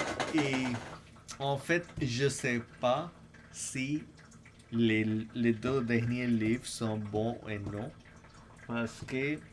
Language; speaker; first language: French; non-native, fluent; English